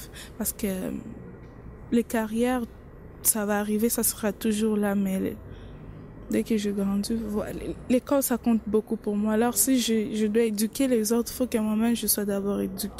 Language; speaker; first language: French; non-native, local second language; Lingala